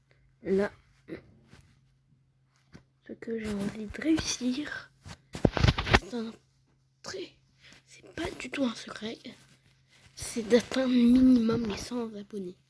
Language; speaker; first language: French; native; French